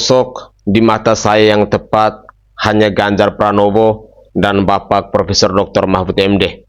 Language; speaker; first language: Indonesian; native; Indonesian